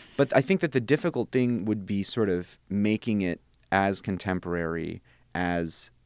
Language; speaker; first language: English; early bilingual, other home language; Bosnian